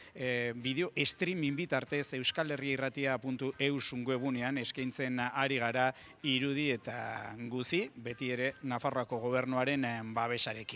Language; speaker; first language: Basque; native; Basque